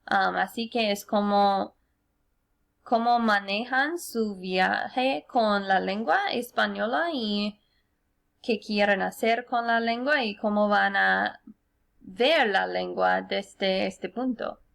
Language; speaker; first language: Spanish; non-native, fluent; English